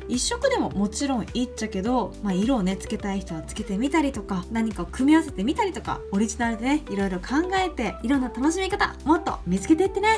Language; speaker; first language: Japanese; native; Japanese